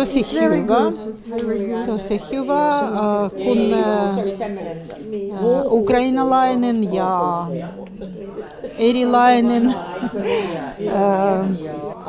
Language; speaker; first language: Finnish; non-native, learner; Russian